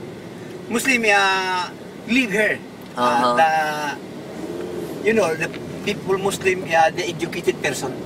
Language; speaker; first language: English; non-native, learner; Cebuano